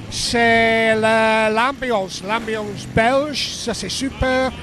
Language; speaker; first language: French; non-native, learner; English